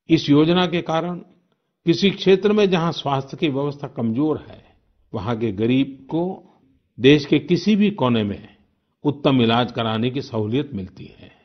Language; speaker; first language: Hindi; non-native, local second language; Gujarati